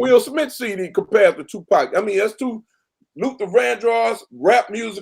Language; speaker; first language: English; native; English